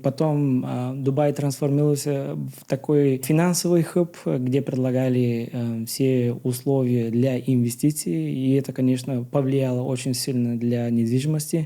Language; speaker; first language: Russian; non-native, learner; Bulgarian